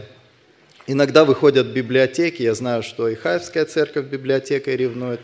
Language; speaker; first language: Russian; native; Russian